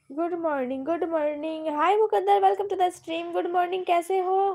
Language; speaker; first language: Hindi; non-native, local second language; Bangla